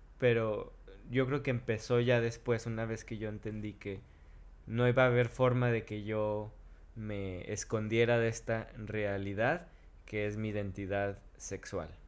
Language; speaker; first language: Spanish; native; Spanish